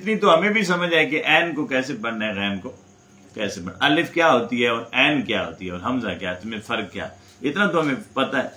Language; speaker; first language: Urdu; non-native, local second language; Punjabi